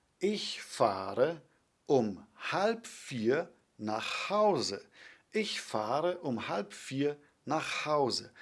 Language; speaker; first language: German; non-native, fluent; Polish